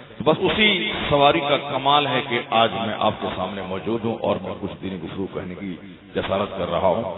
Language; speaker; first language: Urdu; non-native, local second language; Odia